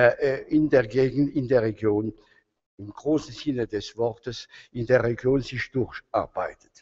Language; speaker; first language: German; non-native, fluent; French